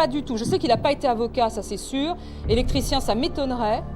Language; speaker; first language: French; native; French